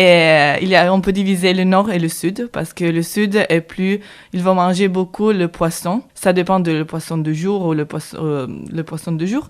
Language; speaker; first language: French; non-native, learner; Italian